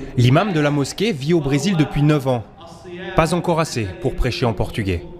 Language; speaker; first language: French; native; French